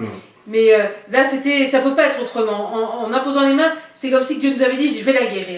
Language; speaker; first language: French; native; French